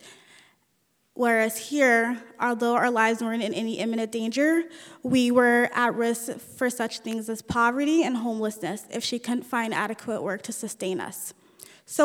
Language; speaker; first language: English; early bilingual, other home language; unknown